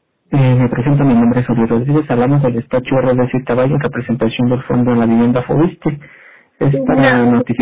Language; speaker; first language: Spanish; native; Spanish